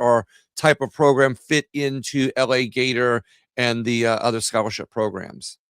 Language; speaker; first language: English; native; English